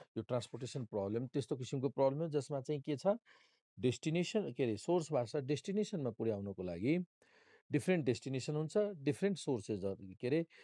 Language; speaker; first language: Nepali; non-native, local second language; Maithili